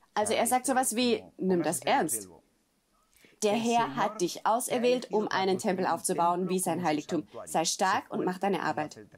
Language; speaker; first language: German; non-native, fluent; Spanish